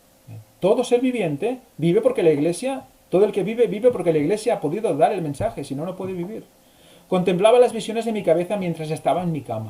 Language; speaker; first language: Spanish; native; Spanish